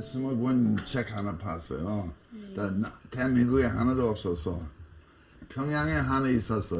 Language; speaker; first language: Korean; non-native, fluent; English